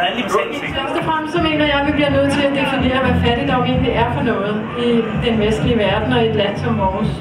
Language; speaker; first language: Danish; native; Danish